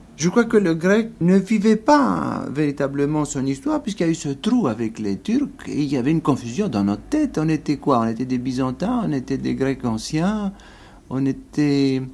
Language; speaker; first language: French; non-native, fluent; Greek